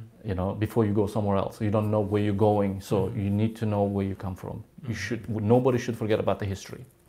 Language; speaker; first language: English; non-native, fluent; Uzbek